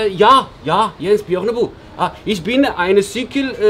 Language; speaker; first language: German; non-native, learner; Norwegian